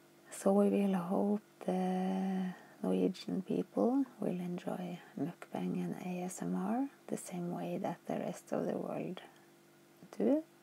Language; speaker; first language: English; non-native, fluent; Norwegian